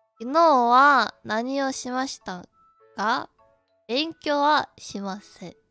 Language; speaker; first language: Japanese; non-native, learner; Korean